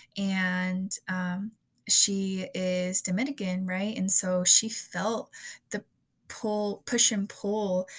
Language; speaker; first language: English; native; English